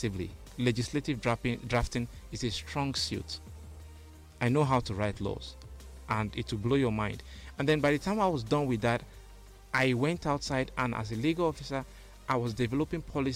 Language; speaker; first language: English; non-native, local second language; Igbo